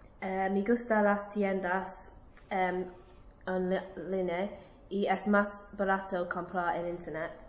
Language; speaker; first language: Spanish; non-native, learner; English